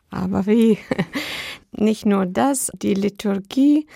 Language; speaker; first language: German; non-native, fluent; Arabic